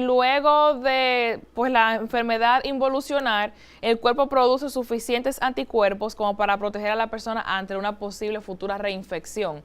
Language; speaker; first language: Spanish; native; Spanish